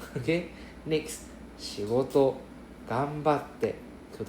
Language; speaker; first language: Japanese; non-native, fluent; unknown